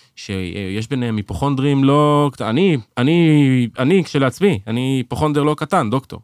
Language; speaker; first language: Hebrew; native; Hebrew